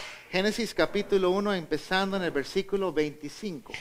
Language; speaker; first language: Spanish; native; Spanish